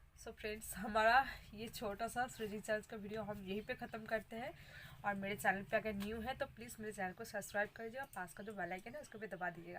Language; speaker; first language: Hindi; non-native, local second language; Bangla